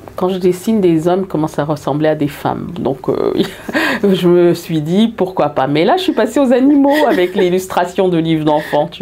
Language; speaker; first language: French; early bilingual, heritage; French